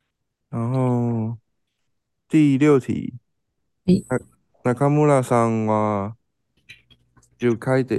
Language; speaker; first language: Japanese; non-native, learner; Chinese